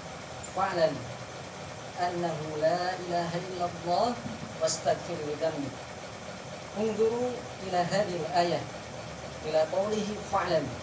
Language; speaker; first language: Arabic; non-native, learner; Indonesian